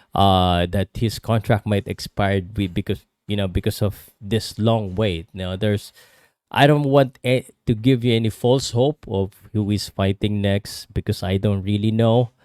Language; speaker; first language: English; non-native, local second language; Filipino